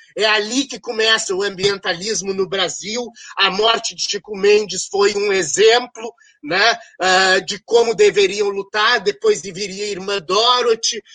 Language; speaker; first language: Portuguese; native; Portuguese